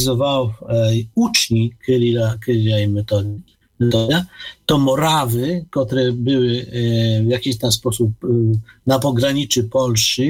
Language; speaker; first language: Polish; non-native, fluent; Ukrainian